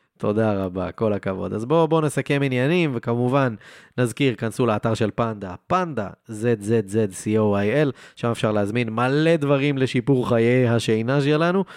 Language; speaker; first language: Hebrew; native; Hebrew